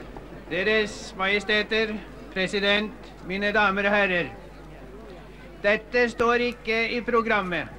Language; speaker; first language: Norwegian; non-native, fluent; Finnish